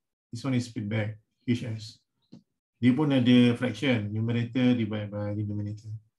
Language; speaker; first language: English; non-native, local second language; Malay